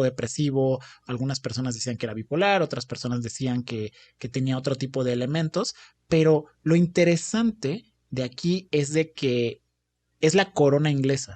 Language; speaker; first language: Spanish; native; Spanish